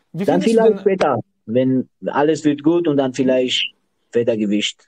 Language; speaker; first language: German; non-native, learner; Georgian